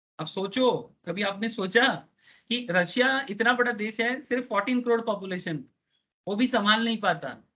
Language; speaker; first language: Hindi; non-native, local second language; Bangla